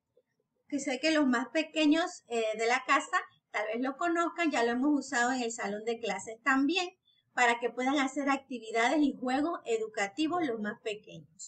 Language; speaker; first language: Spanish; native; Spanish